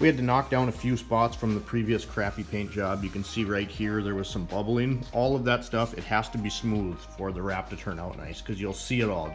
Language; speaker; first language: English; native; English